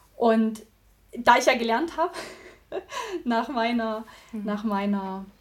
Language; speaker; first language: German; native; German